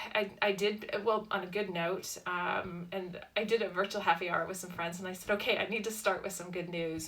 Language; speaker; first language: English; native; English